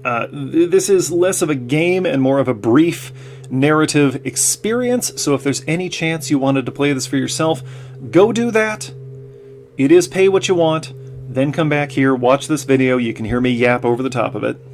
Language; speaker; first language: English; native; English